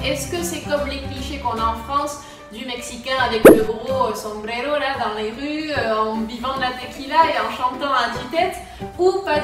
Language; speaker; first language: French; native; French